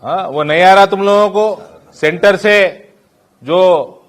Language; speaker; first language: Hindi; non-native, local second language; Telugu